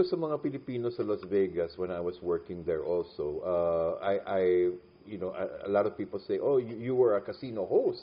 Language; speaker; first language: English; non-native, local second language; Filipino